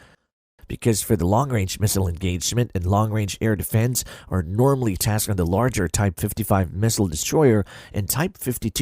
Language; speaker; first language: English; non-native, fluent; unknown